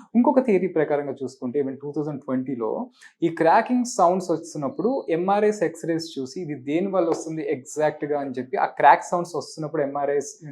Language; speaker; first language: Telugu; native; Telugu